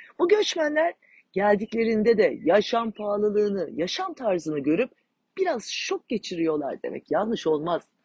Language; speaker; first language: Turkish; native; Turkish